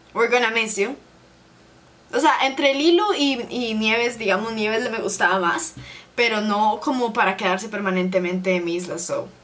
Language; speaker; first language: Spanish; native; Spanish